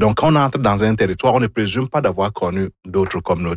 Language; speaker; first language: French; non-native, fluent; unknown